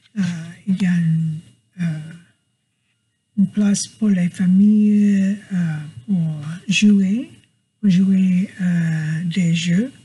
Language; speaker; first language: French; non-native, learner; English